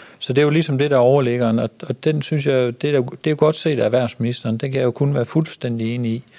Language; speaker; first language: Danish; native; Danish